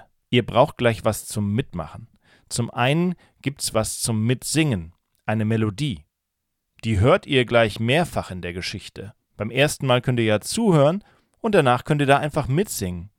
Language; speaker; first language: German; native; German